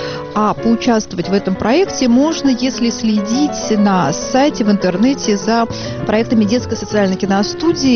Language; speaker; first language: Russian; native; Russian